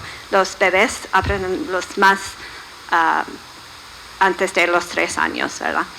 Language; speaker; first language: Spanish; non-native, fluent; English